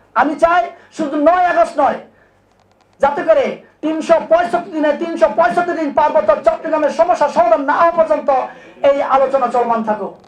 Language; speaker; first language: Bangla; non-native, local second language; Marma